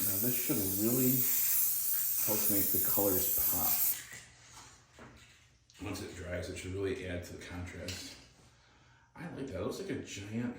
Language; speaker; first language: English; native; English